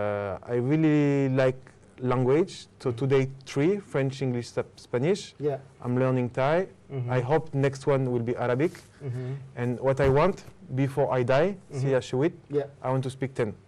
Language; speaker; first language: English; non-native, fluent; French